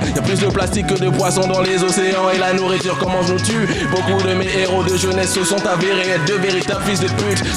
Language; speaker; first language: French; non-native, local second language; Baoulé